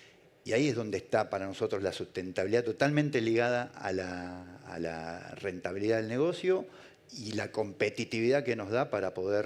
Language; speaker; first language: Spanish; native; Spanish